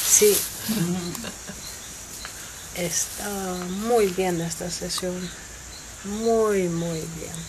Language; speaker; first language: Spanish; non-native, learner; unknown